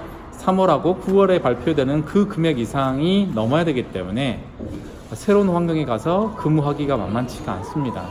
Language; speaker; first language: Korean; native; Korean